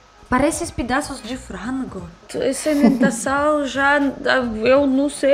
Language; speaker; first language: Portuguese; non-native, learner; Russian